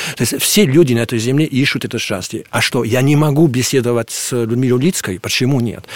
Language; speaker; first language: Russian; non-native, fluent; French